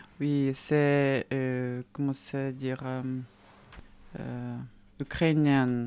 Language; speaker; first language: French; non-native, learner; Russian